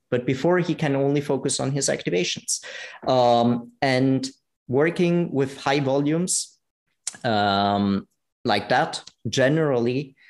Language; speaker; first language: English; non-native, fluent; Italian